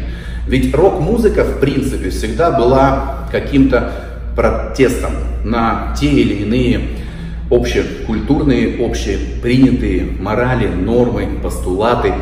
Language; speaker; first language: Russian; native; Russian